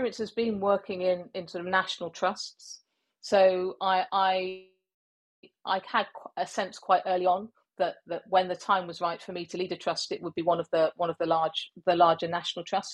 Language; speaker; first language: English; native; English